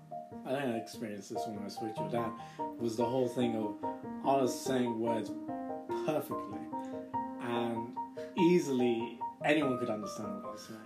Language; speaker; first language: English; native; English